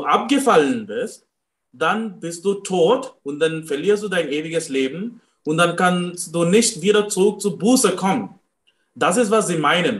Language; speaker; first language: German; non-native, fluent; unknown